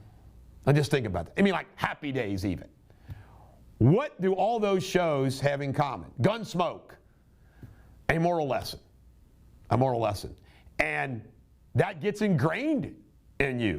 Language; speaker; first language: English; native; English